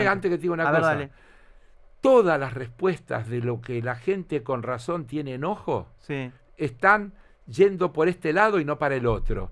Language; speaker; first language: Spanish; native; Spanish